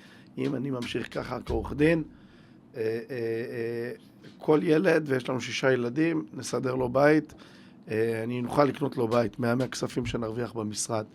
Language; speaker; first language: Hebrew; native; Hebrew